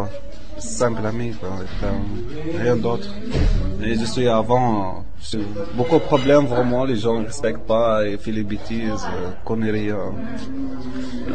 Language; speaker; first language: French; non-native, learner; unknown